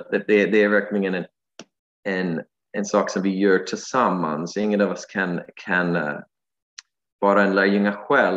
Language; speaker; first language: Swedish; non-native, fluent; English